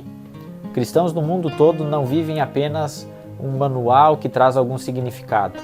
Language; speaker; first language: Portuguese; native; Portuguese